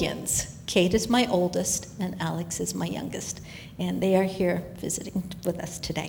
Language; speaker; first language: English; native; English